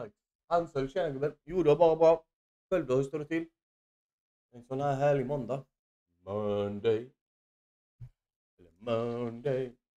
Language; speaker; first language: Swedish; native; Swedish